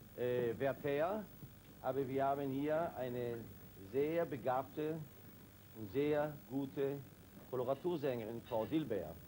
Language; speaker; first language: German; non-native, fluent; Italian